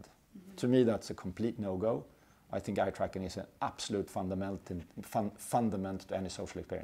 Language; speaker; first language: English; non-native, fluent; Swedish